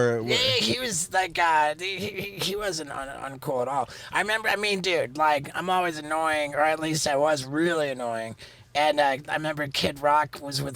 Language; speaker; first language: English; native; English